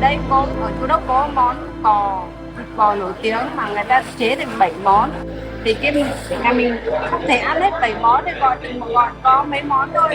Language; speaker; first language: Vietnamese; native; Vietnamese